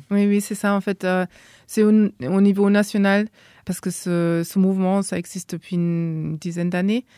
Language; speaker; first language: French; non-native, fluent; German